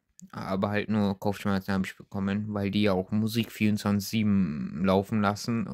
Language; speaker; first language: German; early bilingual, other home language; Turkish